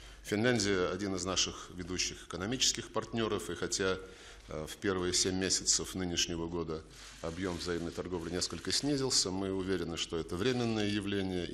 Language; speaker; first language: Russian; native; Russian